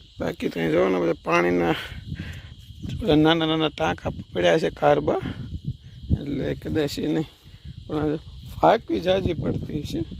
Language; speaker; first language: Gujarati; native; Gujarati